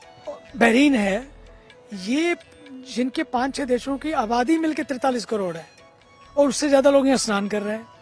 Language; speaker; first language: Hindi; native; Hindi